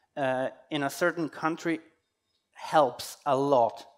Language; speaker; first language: English; non-native, fluent; Polish